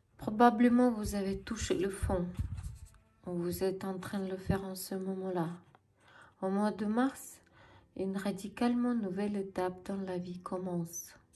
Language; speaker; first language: French; non-native, fluent; Ukrainian